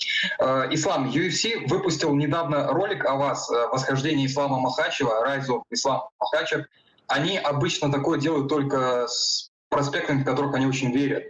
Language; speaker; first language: Russian; native; Russian